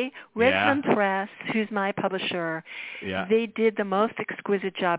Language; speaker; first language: English; native; English